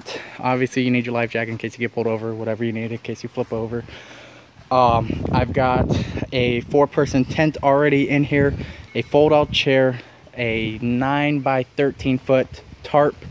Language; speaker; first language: English; native; English